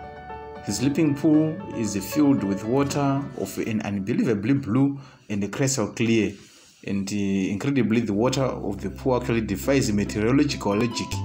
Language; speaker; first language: English; non-native, local second language; Shona